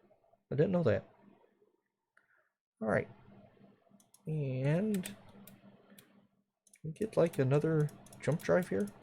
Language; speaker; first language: English; native; English